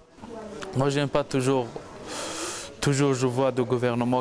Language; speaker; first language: French; non-native, learner; Persian